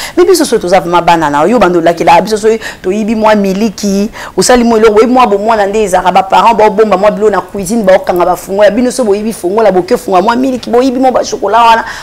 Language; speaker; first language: Lingala; native; Lingala